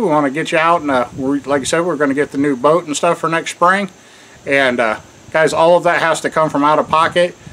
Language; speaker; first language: English; native; English